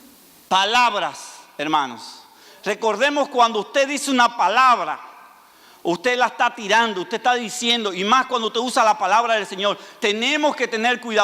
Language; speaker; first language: Spanish; native; Spanish